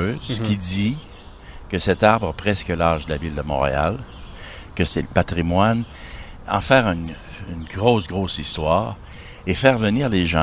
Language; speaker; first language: French; native; French